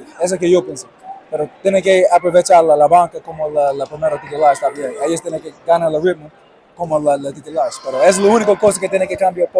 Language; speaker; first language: Spanish; non-native, fluent; English